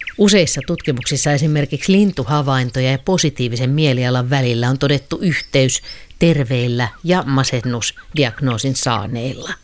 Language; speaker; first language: Finnish; native; Finnish